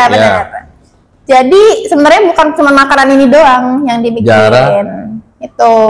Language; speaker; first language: Indonesian; native; Indonesian